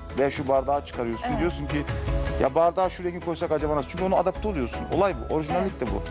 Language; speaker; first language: Turkish; early bilingual, heritage; Turkish